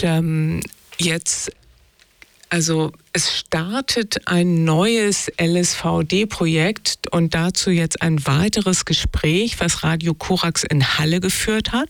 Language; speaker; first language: German; native; German